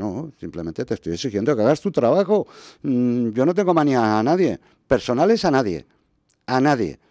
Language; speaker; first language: Spanish; non-native, local second language; Catalan